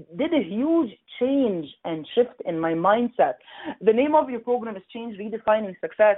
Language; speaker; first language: English; non-native, fluent; Arabic